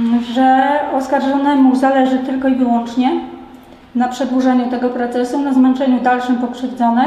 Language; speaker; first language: Polish; native; Polish